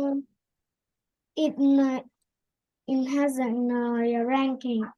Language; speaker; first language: English; non-native, learner; Vietnamese